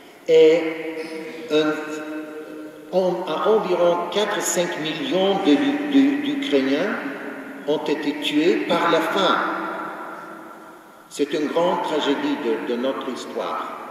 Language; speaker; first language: French; non-native, fluent; Ukrainian